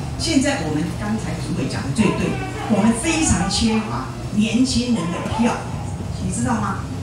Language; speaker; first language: Chinese; non-native, local second language; Hakka Chinese